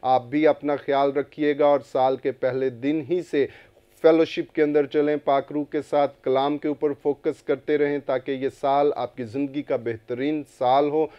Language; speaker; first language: Urdu; non-native, local second language; Punjabi